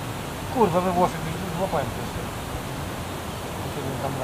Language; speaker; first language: Polish; native; Polish